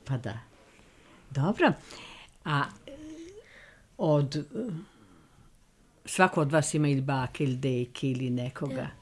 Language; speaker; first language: Serbian; native; Serbian